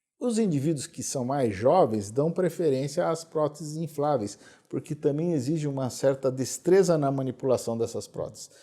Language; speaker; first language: Portuguese; native; Portuguese